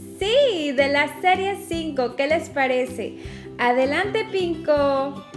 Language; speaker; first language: Spanish; native; Spanish